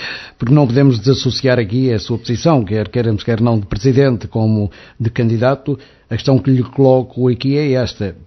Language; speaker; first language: Portuguese; native; Portuguese